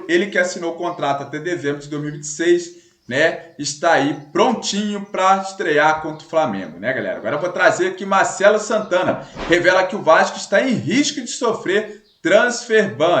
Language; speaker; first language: Portuguese; native; Portuguese